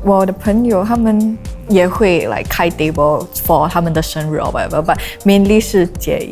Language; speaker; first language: Chinese; non-native, local second language; English